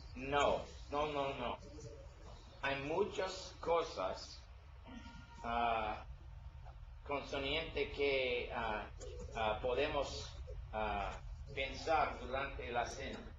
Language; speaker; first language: Spanish; non-native, learner; English